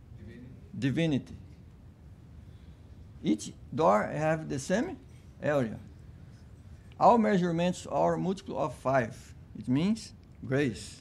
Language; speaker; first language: English; non-native, fluent; Portuguese